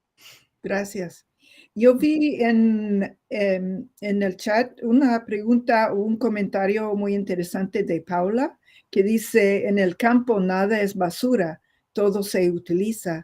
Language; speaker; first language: Spanish; non-native, fluent; English